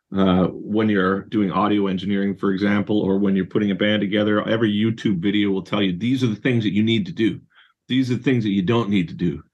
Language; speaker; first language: English; native; English